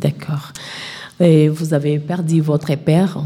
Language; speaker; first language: French; non-native, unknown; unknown